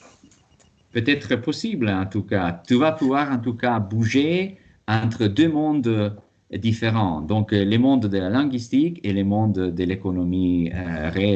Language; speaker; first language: French; non-native, fluent; Italian